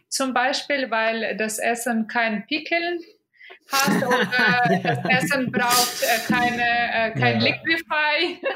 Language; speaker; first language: German; non-native, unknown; Russian